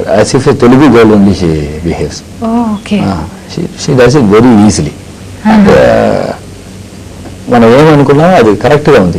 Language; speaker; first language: Telugu; non-native, learner; Tamil